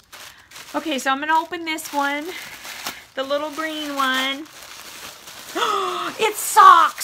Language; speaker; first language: English; native; English